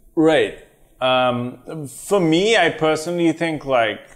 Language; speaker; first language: English; non-native, local second language; Sinhala